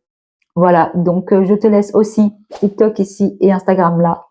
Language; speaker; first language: French; native; French